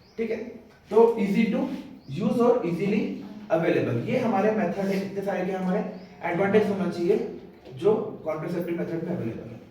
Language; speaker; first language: Hindi; non-native, local second language; Marathi